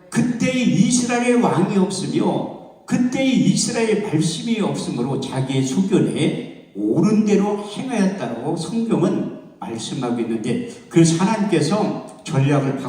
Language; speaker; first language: Korean; native; Korean